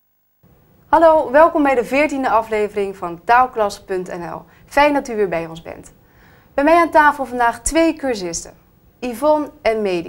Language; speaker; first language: Dutch; native; Dutch